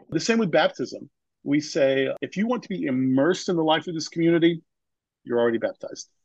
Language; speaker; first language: English; native; English